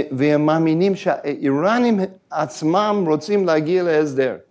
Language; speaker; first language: Hebrew; non-native, fluent; English